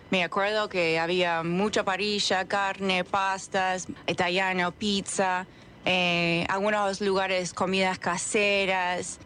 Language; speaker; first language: Spanish; non-native, fluent; English